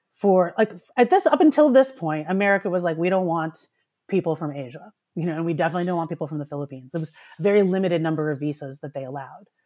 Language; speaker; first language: English; early bilingual, other home language; Filipino